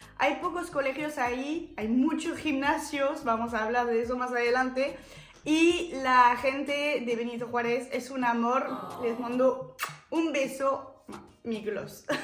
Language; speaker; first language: Spanish; non-native, fluent; French